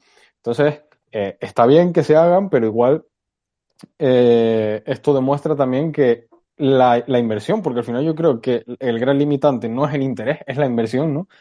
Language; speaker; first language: Spanish; native; Spanish